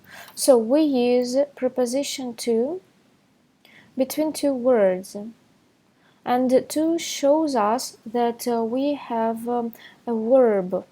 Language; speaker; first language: English; non-native, fluent; Russian